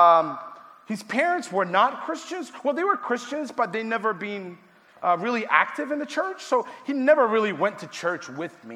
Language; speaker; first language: English; non-native, fluent; Tigrinya